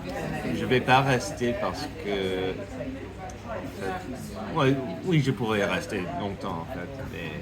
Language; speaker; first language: French; non-native, fluent; English